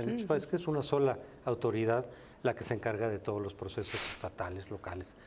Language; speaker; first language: Spanish; native; Spanish